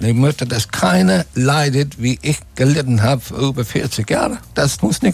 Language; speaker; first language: German; non-native, fluent; English